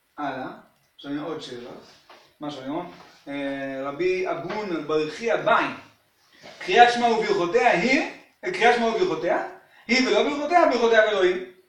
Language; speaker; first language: Hebrew; native; Hebrew